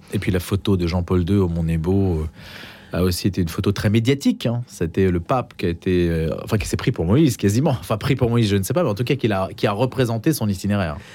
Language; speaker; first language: French; native; French